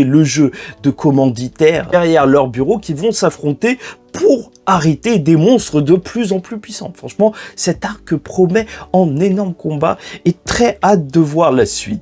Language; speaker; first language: French; native; French